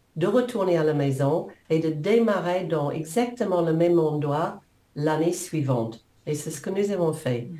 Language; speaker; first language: French; non-native, fluent; English